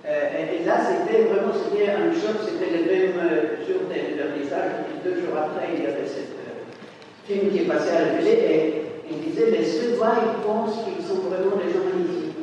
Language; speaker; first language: French; non-native, fluent; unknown